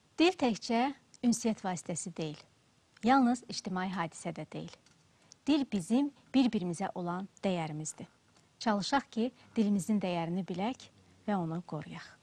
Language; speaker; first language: Azerbaijani; native; Azerbaijani